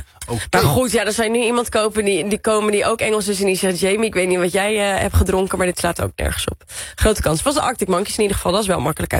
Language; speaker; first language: Dutch; native; Dutch